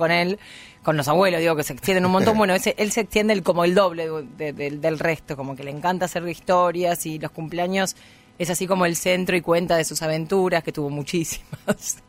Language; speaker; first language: Spanish; native; Spanish